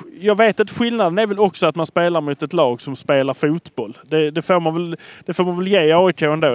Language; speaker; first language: Swedish; native; Swedish